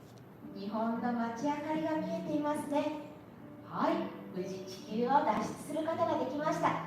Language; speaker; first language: Japanese; native; Japanese